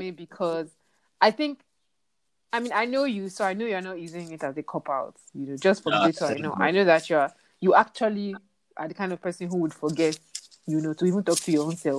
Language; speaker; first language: English; non-native, local second language; Yoruba